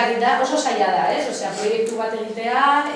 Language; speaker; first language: Basque; non-native, local second language; Spanish